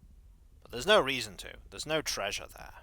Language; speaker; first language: English; native; English